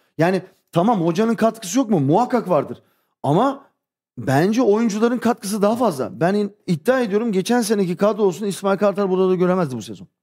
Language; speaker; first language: Turkish; early bilingual, heritage; Turkish